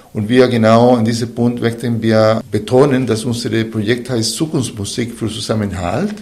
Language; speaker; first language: German; non-native, fluent; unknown